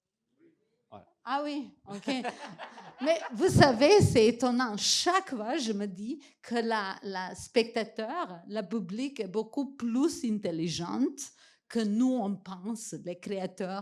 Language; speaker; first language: French; non-native, fluent; Macedonian